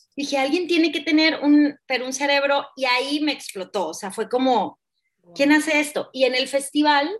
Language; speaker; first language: Spanish; native; Spanish